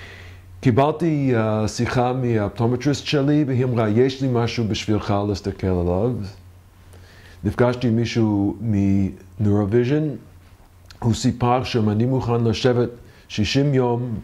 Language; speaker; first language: Hebrew; non-native, learner; English